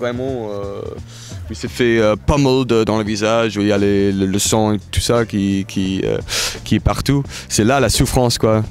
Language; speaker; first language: French; early bilingual, heritage; English